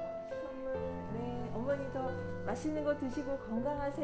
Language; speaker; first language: Korean; native; Korean